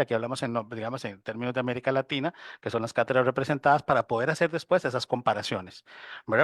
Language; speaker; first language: Spanish; native; Spanish